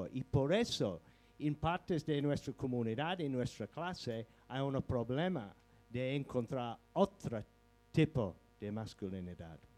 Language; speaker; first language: Spanish; non-native, fluent; English